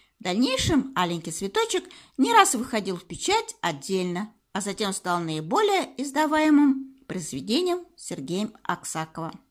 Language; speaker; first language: Russian; native; Russian